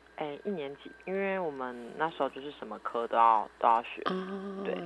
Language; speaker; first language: Chinese; native; Chinese